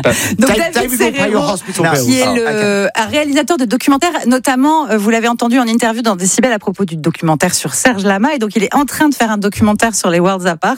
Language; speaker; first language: French; native; French